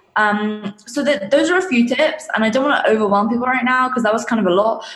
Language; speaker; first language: English; native; English